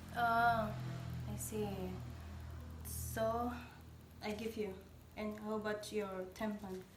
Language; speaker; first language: English; non-native, learner; Indonesian